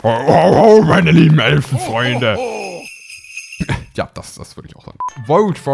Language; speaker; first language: German; native; German